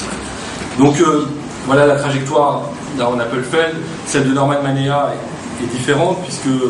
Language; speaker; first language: French; native; French